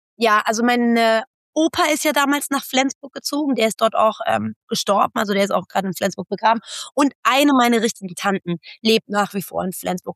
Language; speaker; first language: German; early bilingual, other home language; Persian